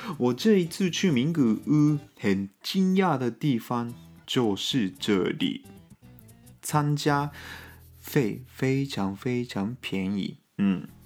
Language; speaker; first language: Chinese; non-native, fluent; Japanese